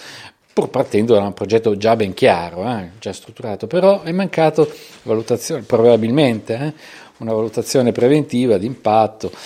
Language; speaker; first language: Italian; native; Italian